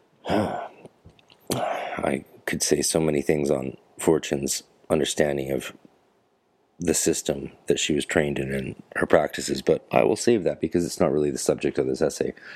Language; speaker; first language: English; native; English